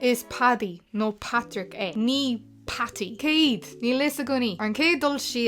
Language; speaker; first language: Irish; non-native, local second language; English